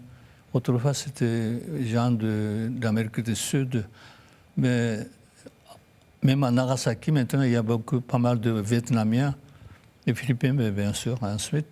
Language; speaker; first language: French; non-native, fluent; Japanese